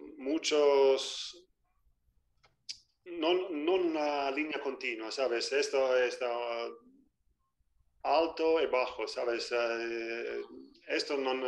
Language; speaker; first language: Spanish; non-native, fluent; Italian